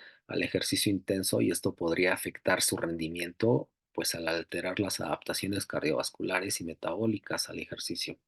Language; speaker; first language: Spanish; native; Spanish